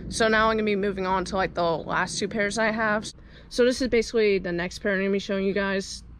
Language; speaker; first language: English; native; English